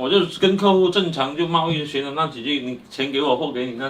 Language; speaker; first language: Chinese; native; Chinese